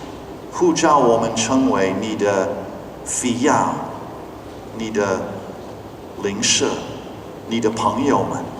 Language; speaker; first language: Chinese; non-native, fluent; English